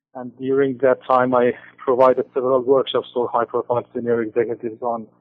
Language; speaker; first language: English; non-native, fluent; Persian